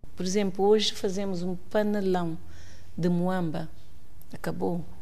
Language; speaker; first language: Portuguese; non-native, local second language; Kabuverdianu